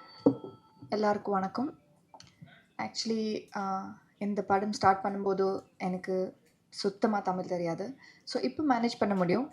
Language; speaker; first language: Tamil; non-native, learner; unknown